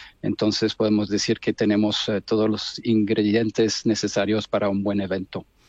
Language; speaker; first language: Spanish; non-native, fluent; French